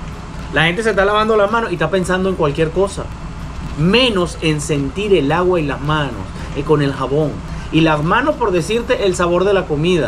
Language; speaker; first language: Spanish; native; Spanish